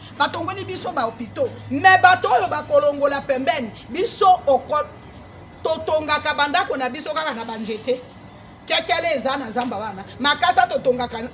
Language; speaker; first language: Lingala; non-native, local second language; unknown